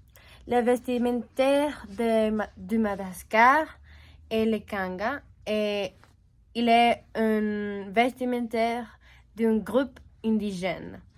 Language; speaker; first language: French; non-native, learner; Spanish